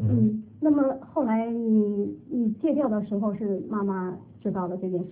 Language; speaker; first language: Chinese; native; Chinese